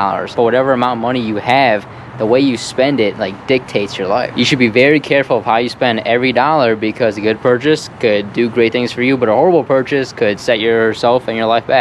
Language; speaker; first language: English; native; English